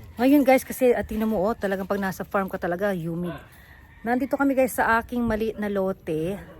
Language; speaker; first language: Filipino; non-native, local second language; Pampanga